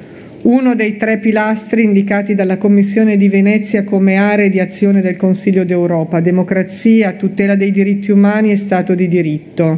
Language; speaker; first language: Italian; native; Italian